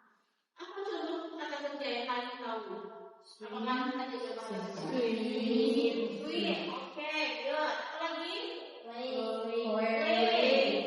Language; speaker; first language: Indonesian; native; Indonesian